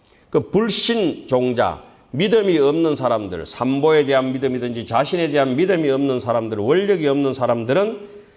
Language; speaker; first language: Korean; native; Korean